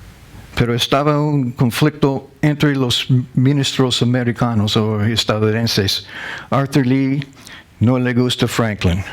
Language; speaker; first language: Spanish; non-native, learner; English